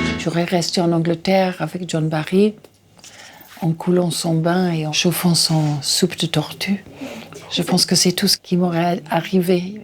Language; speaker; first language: French; non-native, fluent; English